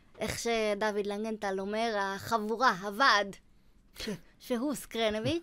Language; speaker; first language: Hebrew; native; Hebrew